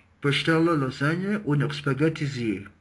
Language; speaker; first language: German; non-native, learner; Spanish